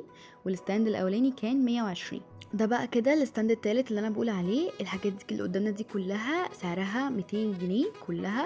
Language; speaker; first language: Arabic; native; Arabic